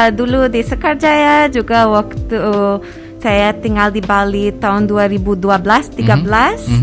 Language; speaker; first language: Indonesian; non-native, fluent; English